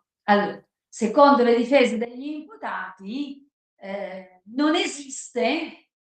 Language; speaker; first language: Italian; native; Italian